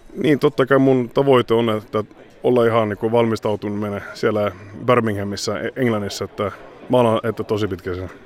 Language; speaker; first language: Finnish; early bilingual, heritage; Swedish